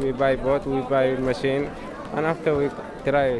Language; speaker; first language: English; non-native, learner; Arabic